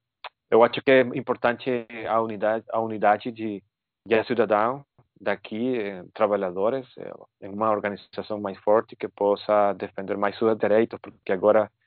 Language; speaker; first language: Portuguese; non-native, fluent; Spanish